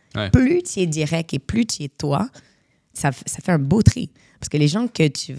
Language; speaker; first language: French; native; French